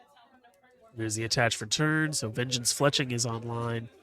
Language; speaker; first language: English; native; English